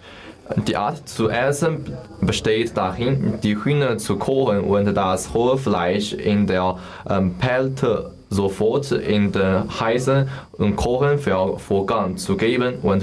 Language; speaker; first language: German; non-native, learner; Chinese